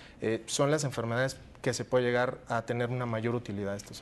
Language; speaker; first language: Spanish; native; Spanish